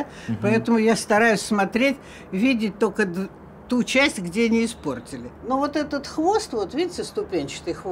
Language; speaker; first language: Russian; native; Russian